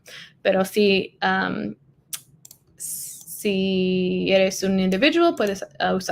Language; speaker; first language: Spanish; non-native, learner; English